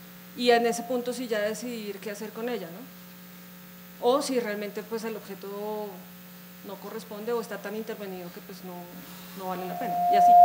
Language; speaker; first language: Spanish; native; Spanish